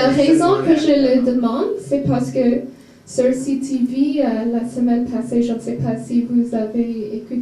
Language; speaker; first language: French; non-native, fluent; English